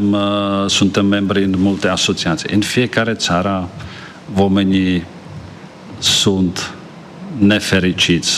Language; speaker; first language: Romanian; non-native, fluent; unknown